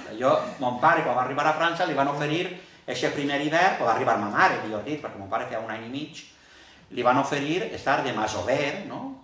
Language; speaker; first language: Catalan; early bilingual, heritage; Catalan